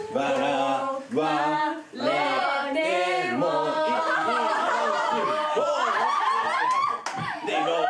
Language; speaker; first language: Japanese; native; Japanese